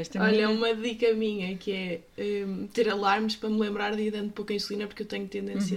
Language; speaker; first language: Portuguese; native; Portuguese